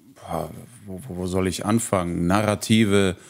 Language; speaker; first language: German; early bilingual, heritage; Russian